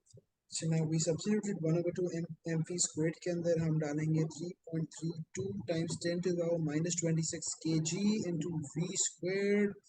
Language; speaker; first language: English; non-native, local second language; Urdu